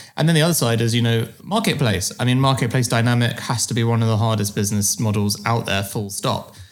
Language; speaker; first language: English; native; English